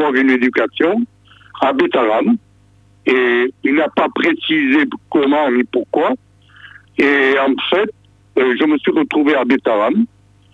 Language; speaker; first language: French; native; French